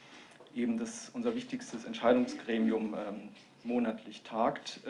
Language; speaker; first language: German; native; German